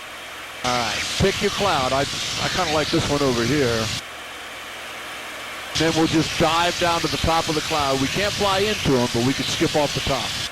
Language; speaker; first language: English; native; English